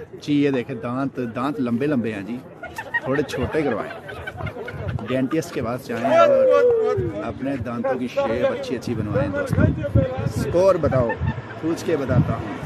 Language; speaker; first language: Urdu; non-native, local second language; Punjabi